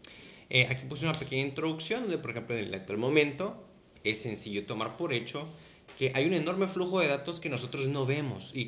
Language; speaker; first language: Spanish; native; Spanish